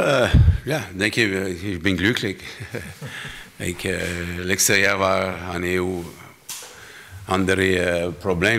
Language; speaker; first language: German; non-native, learner; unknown